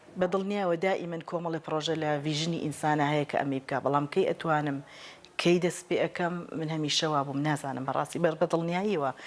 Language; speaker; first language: Central Kurdish; native; Central Kurdish